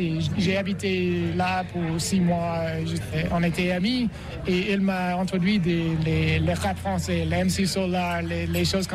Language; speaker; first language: French; non-native, learner; English